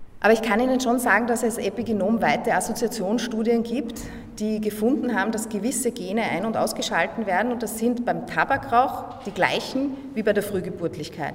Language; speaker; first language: German; native; German